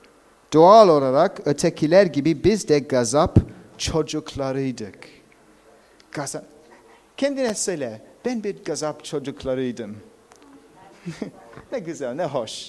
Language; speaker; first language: Turkish; non-native, fluent; English